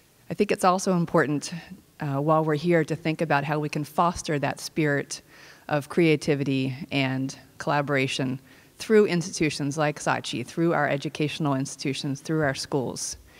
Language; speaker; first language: English; native; English